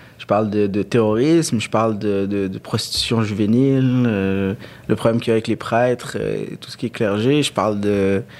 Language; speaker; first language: French; early bilingual, other home language; Arabic